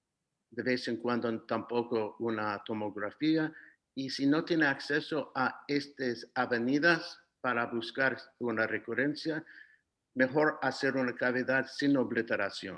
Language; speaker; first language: Spanish; non-native, fluent; English